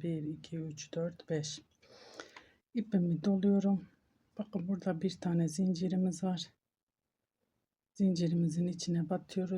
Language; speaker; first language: Turkish; native; Turkish